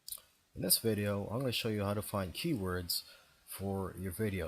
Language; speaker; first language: English; native; English